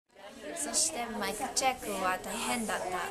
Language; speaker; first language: Japanese; non-native, learner; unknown